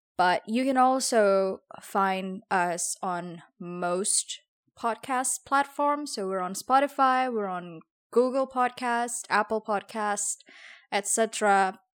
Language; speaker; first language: English; non-native, fluent; Javanese